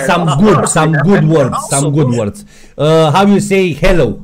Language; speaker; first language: English; non-native, learner; Romanian